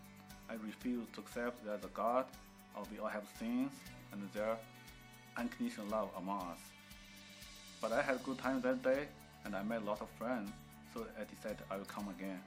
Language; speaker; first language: English; non-native, fluent; Chinese